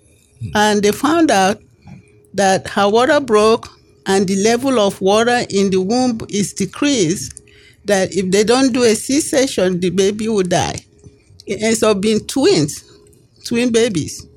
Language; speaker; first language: English; non-native, local second language; Igbo